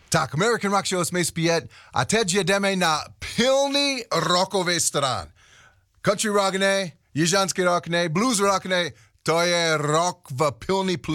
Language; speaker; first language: Czech; non-native, learner; English